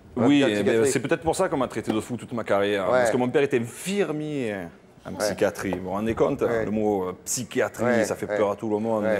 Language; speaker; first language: French; native; French